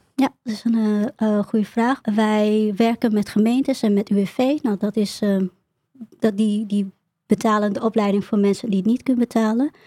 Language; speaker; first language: Dutch; early bilingual, other home language; Vietnamese